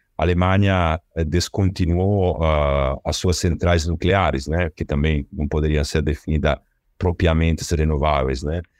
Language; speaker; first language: Portuguese; non-native, fluent; Italian